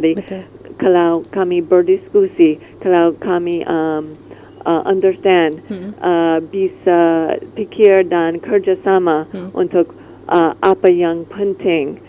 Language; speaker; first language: Indonesian; non-native, learner; English